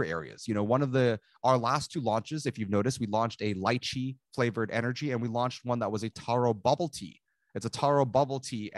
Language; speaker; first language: English; native; English